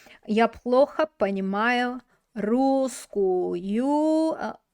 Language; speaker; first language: Russian; non-native, fluent; English